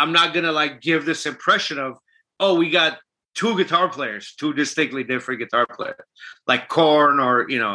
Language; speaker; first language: English; non-native, fluent; Armenian